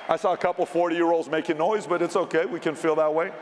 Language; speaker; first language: English; early bilingual, other home language; Persian